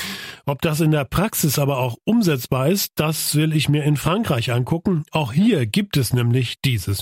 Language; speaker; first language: German; native; German